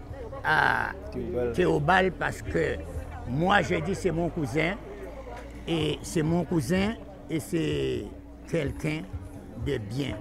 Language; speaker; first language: French; non-native, local second language; Guadeloupean Creole French